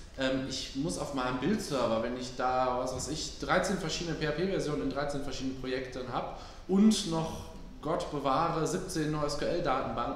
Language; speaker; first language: German; native; German